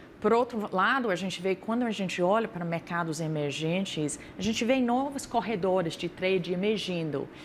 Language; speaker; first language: Portuguese; non-native, fluent; English